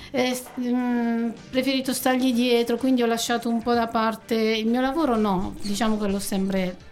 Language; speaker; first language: Italian; native; Italian